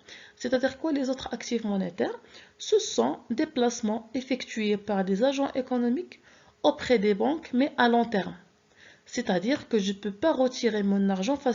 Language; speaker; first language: French; non-native, local second language; Arabic